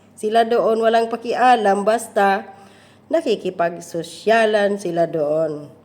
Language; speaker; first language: Filipino; non-native, local second language; Cebuano